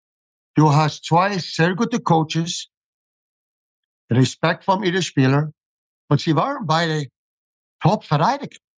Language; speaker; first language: German; non-native, fluent; English